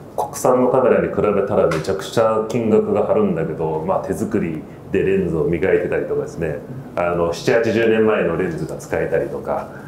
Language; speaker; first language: Japanese; early bilingual, heritage; Japanese